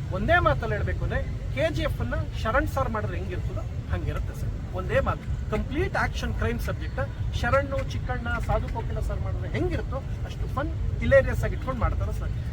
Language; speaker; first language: Kannada; native; Kannada